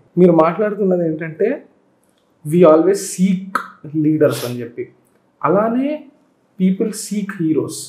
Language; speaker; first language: Telugu; native; Telugu